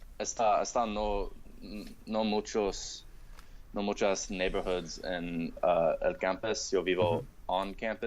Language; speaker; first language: Spanish; non-native, learner; English